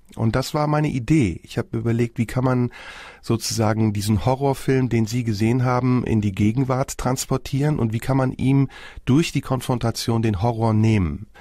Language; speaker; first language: German; early bilingual, other home language; Turkish